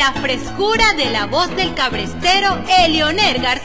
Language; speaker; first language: Spanish; native; Spanish